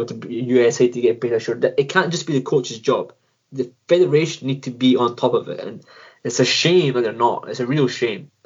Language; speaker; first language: English; native; English